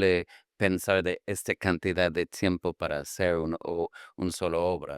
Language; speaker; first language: Spanish; non-native, fluent; English